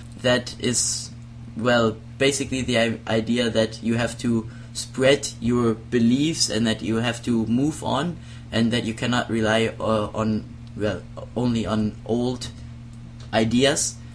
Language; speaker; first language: English; non-native, fluent; German